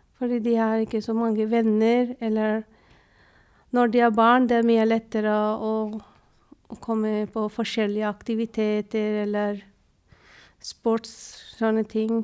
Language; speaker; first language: Norwegian; non-native, fluent; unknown